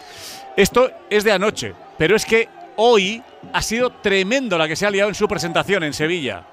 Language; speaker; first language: Spanish; native; Spanish